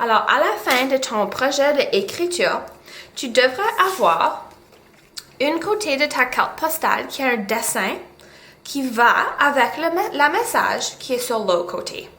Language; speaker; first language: French; non-native, local second language; English